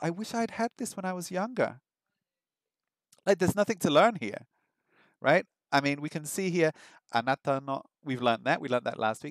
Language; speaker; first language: English; native; English